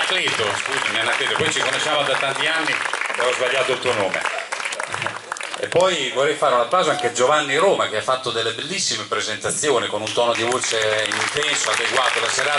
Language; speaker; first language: Italian; native; Italian